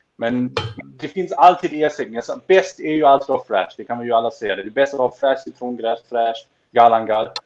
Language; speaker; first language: Swedish; non-native, fluent; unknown